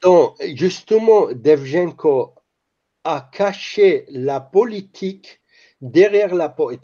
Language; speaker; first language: French; non-native, fluent; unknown